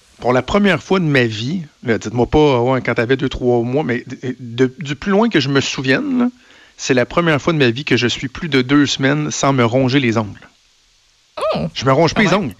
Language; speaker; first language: French; native; French